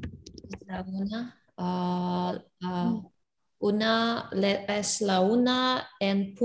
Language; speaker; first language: Spanish; non-native, learner; Russian